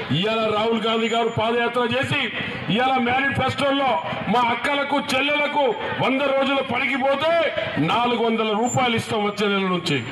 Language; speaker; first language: Telugu; non-native, local second language; Lambadi